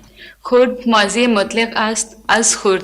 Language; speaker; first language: Persian; non-native, learner; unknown